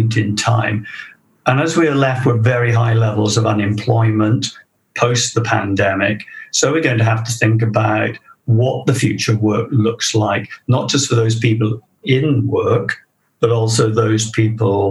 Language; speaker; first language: English; native; English